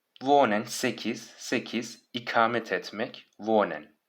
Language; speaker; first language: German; non-native, fluent; Turkish